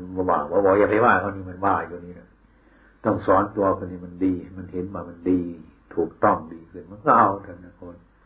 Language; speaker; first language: Thai; non-native, local second language; Northeastern Thai